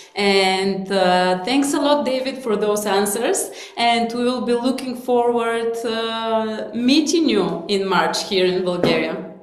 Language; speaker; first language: English; non-native, fluent; Bulgarian